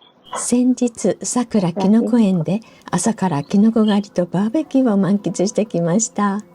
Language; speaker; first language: Japanese; native; Japanese